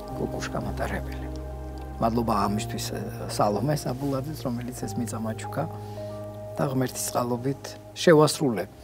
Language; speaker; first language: Georgian; non-native, local second language; Russian